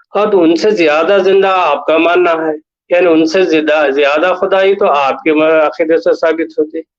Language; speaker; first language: Urdu; native; Urdu